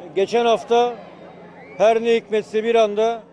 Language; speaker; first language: Turkish; native; Turkish